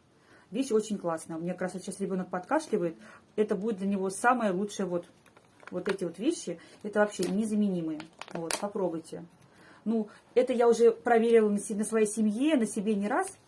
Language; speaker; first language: Russian; native; Russian